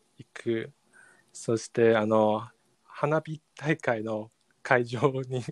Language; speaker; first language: Japanese; non-native, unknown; Chinese